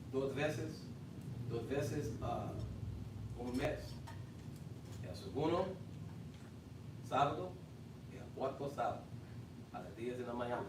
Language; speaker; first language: Spanish; non-native, fluent; English